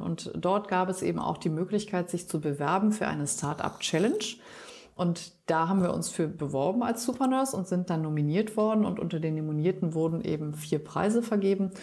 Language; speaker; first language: German; native; German